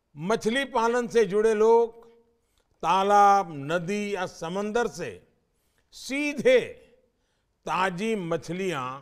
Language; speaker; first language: Hindi; non-native, local second language; Gujarati